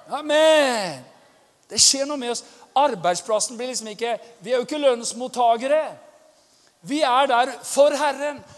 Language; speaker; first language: Norwegian; native; Norwegian